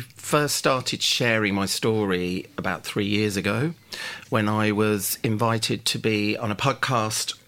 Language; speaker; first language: English; native; English